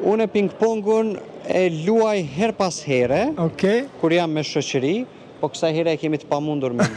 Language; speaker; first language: Albanian; native; Albanian